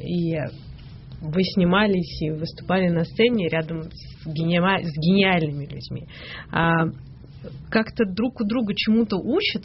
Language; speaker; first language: Russian; native; Russian